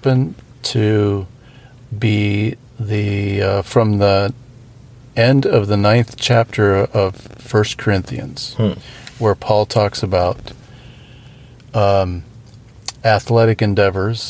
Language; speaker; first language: English; native; English